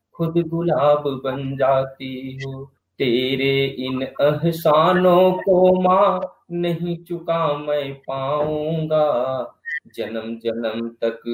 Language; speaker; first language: Hindi; native; Hindi